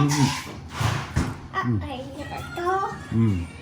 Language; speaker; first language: Japanese; early bilingual, heritage; Japanese